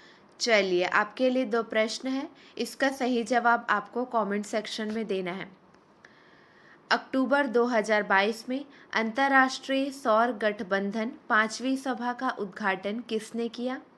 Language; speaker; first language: Hindi; native; Hindi